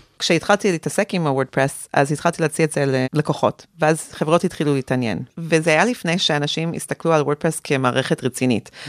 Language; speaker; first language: Hebrew; early bilingual, heritage; Hebrew